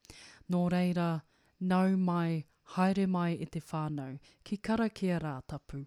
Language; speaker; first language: Māori; non-native, local second language; English